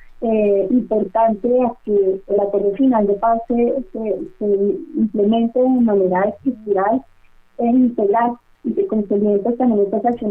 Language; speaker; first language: Spanish; native; Spanish